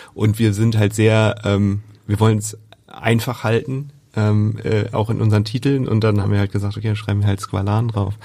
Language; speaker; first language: German; native; German